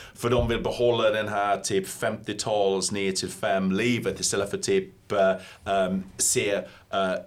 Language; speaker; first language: Swedish; non-native, fluent; English